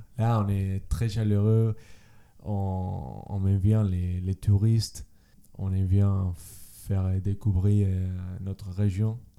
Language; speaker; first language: French; non-native, learner; Spanish